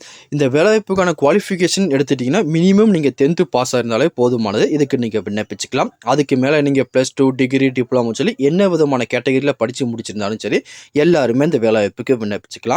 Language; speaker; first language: Tamil; native; Tamil